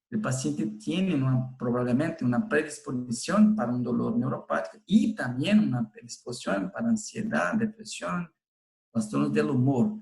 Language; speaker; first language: Spanish; non-native, fluent; Portuguese